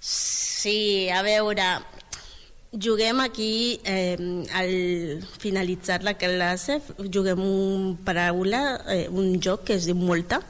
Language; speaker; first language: Catalan; non-native, learner; Spanish